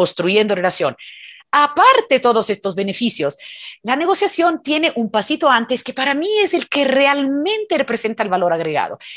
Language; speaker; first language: Spanish; non-native, fluent; Italian